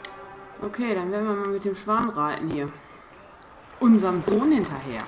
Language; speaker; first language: German; native; German